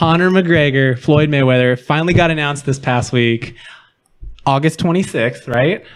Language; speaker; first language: English; native; English